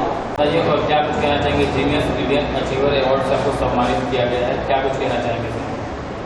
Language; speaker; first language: Hindi; native; Hindi